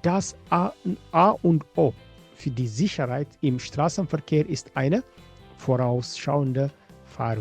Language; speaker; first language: German; non-native, fluent; Amharic